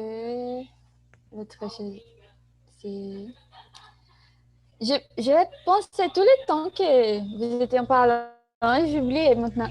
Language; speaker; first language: French; non-native, learner; Portuguese